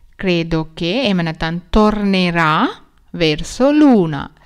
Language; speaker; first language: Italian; non-native, learner; Sinhala